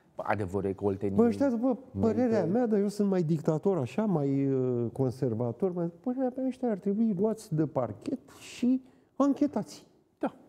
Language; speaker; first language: Romanian; native; Romanian